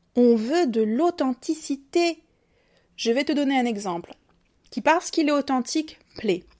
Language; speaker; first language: French; native; French